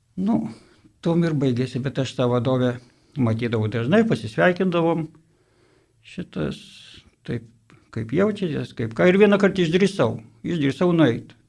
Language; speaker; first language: Lithuanian; native; Lithuanian